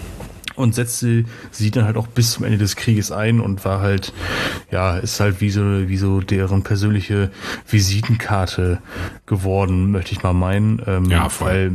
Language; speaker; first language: German; native; German